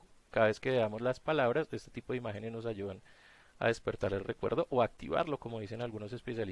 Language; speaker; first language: Spanish; native; Spanish